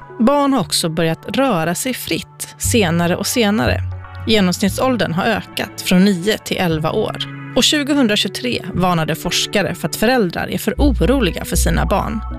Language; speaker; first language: Swedish; native; Swedish